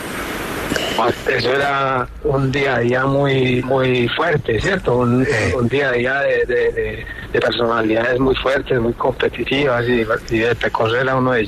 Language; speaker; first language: Spanish; native; Spanish